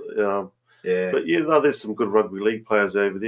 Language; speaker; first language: English; native; English